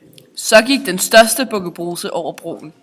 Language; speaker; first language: Danish; native; Danish